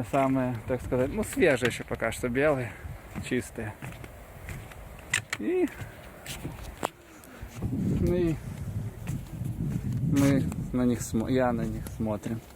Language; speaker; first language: Russian; native; Russian